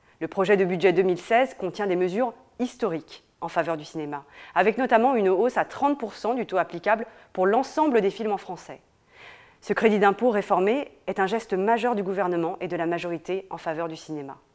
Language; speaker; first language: French; native; French